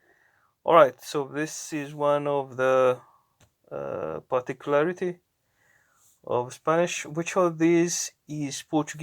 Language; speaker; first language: English; non-native, fluent; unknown